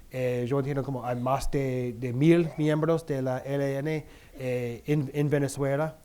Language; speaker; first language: Spanish; non-native, fluent; English